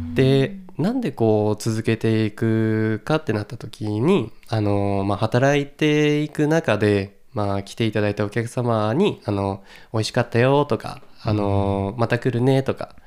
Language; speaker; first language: Japanese; native; Japanese